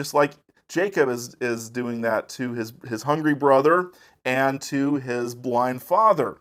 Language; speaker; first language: English; native; English